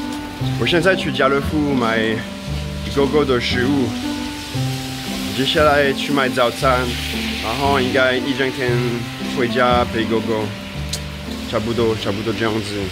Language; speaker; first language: Chinese; non-native, fluent; French